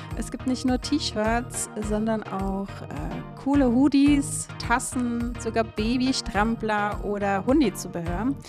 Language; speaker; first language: German; native; German